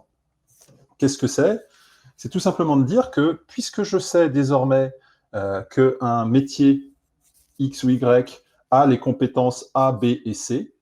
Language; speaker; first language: French; native; French